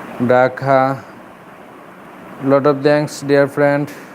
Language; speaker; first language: English; non-native, local second language; Bangla